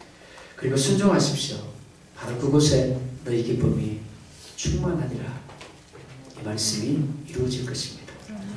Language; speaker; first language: Korean; native; Korean